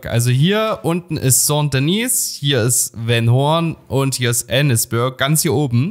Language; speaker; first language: German; native; German